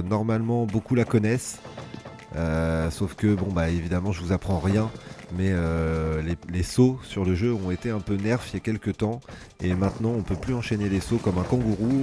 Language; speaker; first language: French; native; French